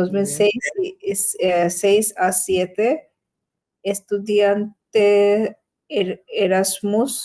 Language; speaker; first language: Spanish; non-native, learner; Bangla